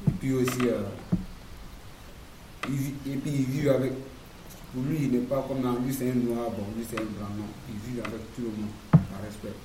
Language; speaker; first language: French; non-native, learner; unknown